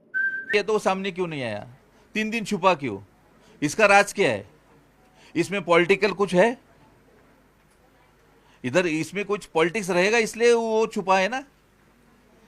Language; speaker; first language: Hindi; non-native, local second language; Marathi